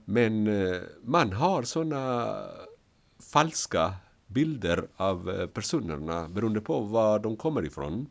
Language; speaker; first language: Swedish; non-native, fluent; Spanish